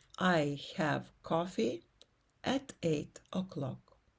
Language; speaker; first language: English; non-native, fluent; Lithuanian